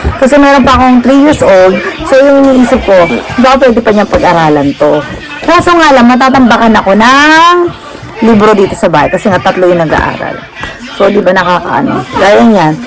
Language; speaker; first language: Filipino; native; Filipino